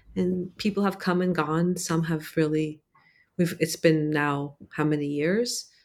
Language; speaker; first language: English; early bilingual, other home language; Arabic